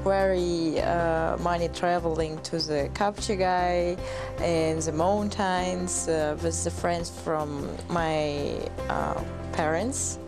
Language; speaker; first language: English; non-native, learner; German